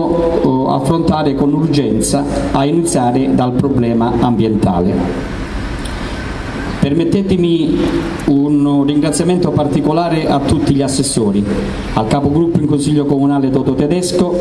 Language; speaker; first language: Italian; native; Italian